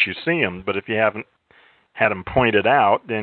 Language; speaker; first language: English; native; English